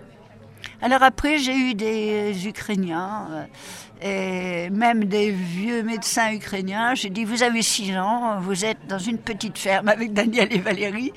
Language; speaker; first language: French; native; French